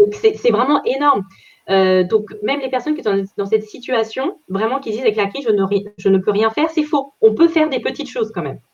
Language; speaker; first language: French; native; French